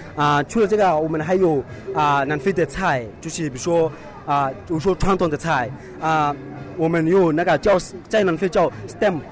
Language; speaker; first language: Chinese; non-native, fluent; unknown